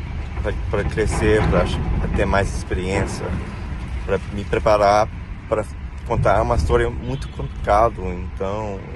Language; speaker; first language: Portuguese; non-native, fluent; Spanish